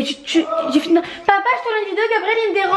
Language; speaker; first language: French; native; French